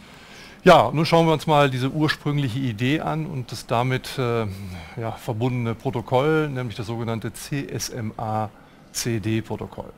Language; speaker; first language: German; native; German